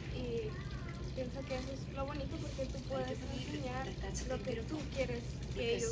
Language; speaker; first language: Spanish; early bilingual, heritage; Spanish